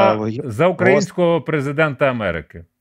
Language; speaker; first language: Ukrainian; native; Ukrainian